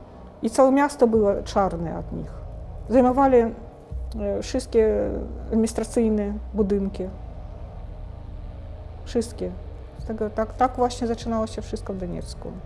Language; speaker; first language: Polish; non-native, fluent; Russian